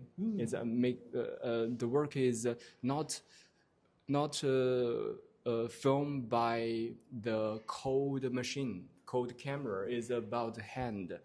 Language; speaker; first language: English; non-native, learner; Chinese